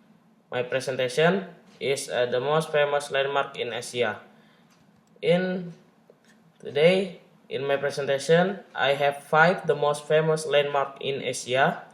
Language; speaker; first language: English; non-native, learner; Indonesian